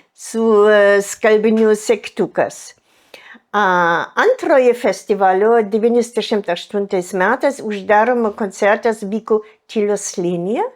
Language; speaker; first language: Lithuanian; non-native, fluent; German